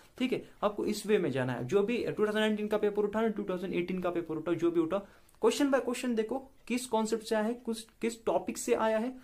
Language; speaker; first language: Hindi; non-native, local second language; Marathi